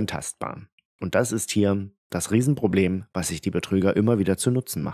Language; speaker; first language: German; native; German